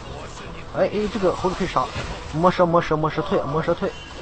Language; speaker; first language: Chinese; native; Chinese